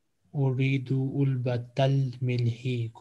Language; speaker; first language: Arabic; non-native, fluent; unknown